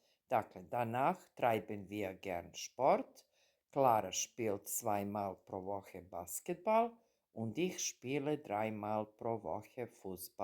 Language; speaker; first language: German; non-native, fluent; Serbian